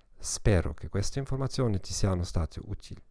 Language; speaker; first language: Italian; non-native, learner; German